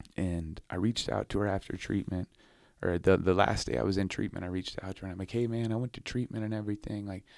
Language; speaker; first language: English; native; English